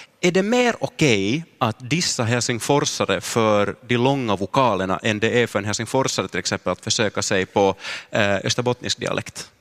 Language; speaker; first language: Swedish; native; Swedish